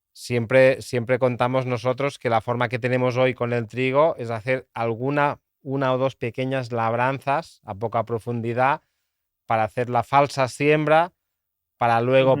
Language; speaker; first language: Spanish; native; Spanish